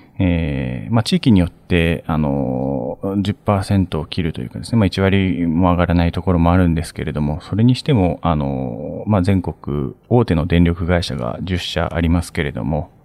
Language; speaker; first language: Japanese; native; Japanese